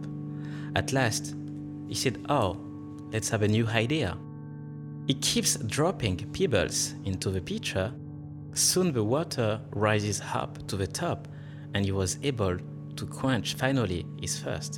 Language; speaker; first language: English; non-native, fluent; French